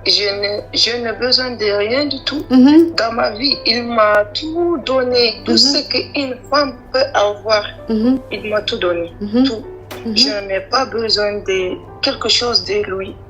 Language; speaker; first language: French; non-native, learner; Arabic